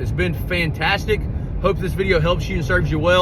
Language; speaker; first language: English; native; English